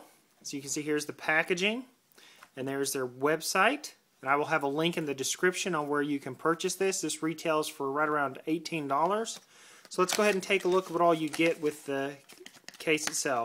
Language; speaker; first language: English; native; English